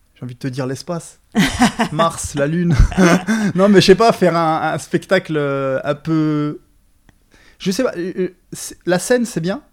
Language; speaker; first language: French; native; French